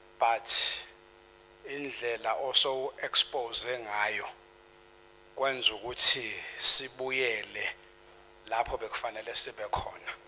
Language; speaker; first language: Zulu; native; Zulu